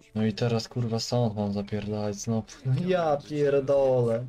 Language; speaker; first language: Polish; native; Polish